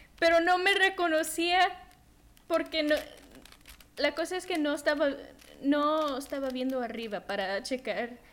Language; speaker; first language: Spanish; early bilingual, heritage; Spanish